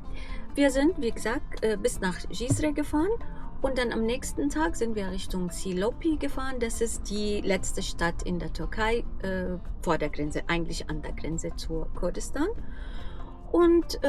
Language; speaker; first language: German; non-native, fluent; Arabic